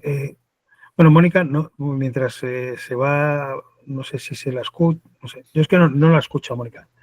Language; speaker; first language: Spanish; native; Spanish